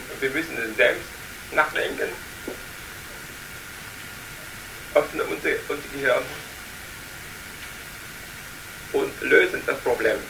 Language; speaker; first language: German; non-native, learner; Vietnamese